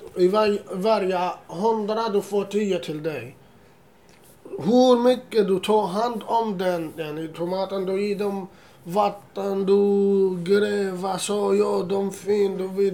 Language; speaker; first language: Swedish; non-native, learner; Assyrian Neo-Aramaic